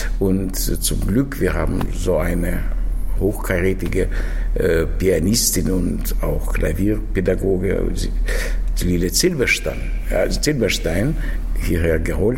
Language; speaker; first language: German; non-native, fluent; Russian